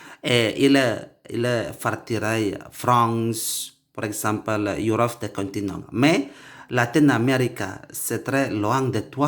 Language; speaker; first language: French; non-native, learner; Indonesian